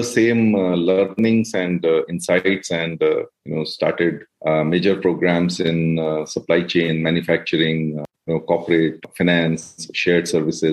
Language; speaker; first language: English; non-native, local second language; Hindi